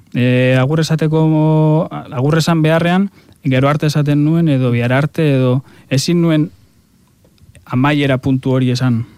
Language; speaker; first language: Basque; native; Basque